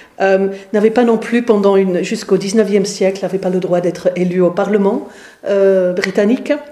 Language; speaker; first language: French; non-native, fluent; English